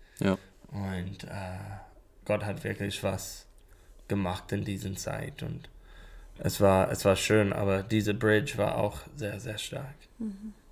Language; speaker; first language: German; non-native, learner; English